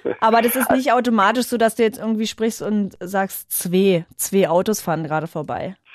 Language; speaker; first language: German; native; German